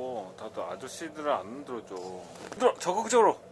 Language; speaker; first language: Korean; native; Korean